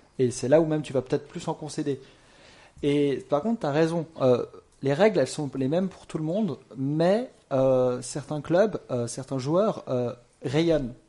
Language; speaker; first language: French; native; French